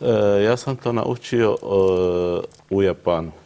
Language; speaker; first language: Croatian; non-native, learner; Arabic